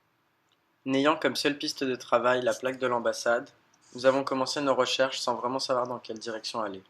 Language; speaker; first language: French; native; French